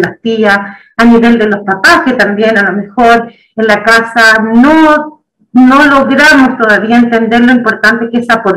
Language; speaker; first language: Spanish; native; Spanish